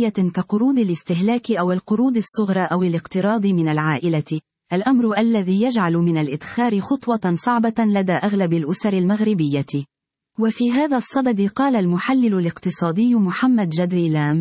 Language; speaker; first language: Arabic; native; Arabic